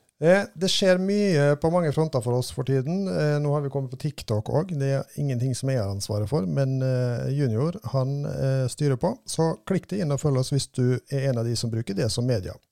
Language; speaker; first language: Norwegian; native; Norwegian